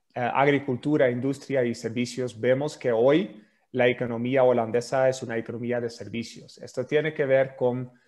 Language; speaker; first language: Spanish; non-native, fluent; Dutch